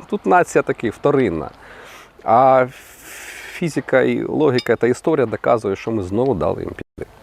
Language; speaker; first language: Ukrainian; non-native, local second language; Russian